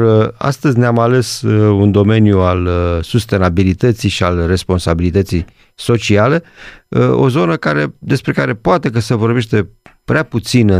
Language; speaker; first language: Romanian; native; Romanian